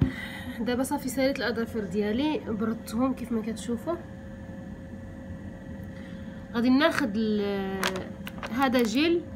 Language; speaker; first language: Arabic; native; Arabic